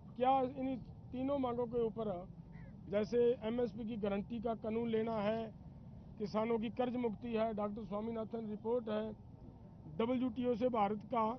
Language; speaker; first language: Hindi; non-native, local second language; Punjabi